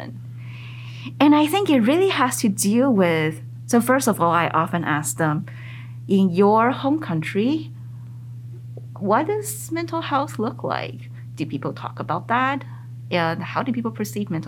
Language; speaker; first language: English; non-native, fluent; Chinese